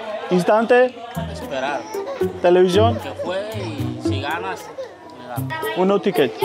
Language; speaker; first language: Spanish; non-native, learner; Georgian